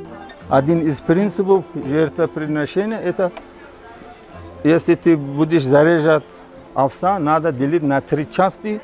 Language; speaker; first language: Russian; non-native, local second language; Tajik